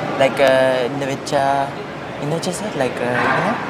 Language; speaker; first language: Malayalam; early bilingual, heritage; Malayalam